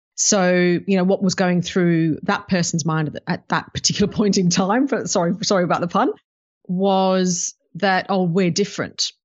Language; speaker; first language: English; native; English